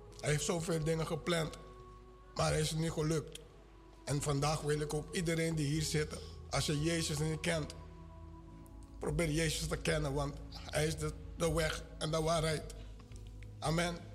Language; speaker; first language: Dutch; non-native, local second language; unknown